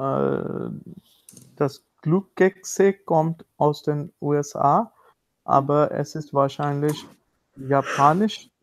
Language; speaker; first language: German; non-native, learner; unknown